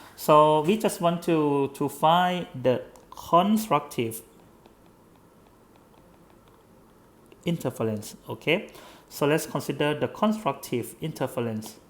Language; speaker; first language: English; non-native, fluent; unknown